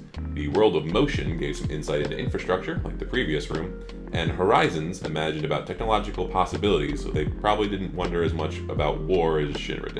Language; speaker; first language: English; native; English